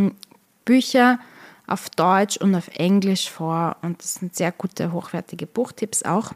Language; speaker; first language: German; native; German